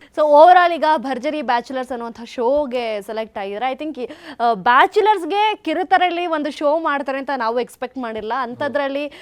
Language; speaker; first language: Kannada; native; Kannada